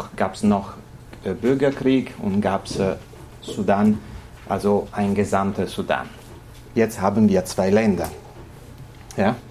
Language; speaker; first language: German; non-native, fluent; Italian